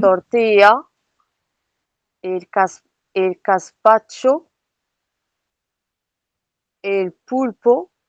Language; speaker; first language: Spanish; non-native, learner; Arabic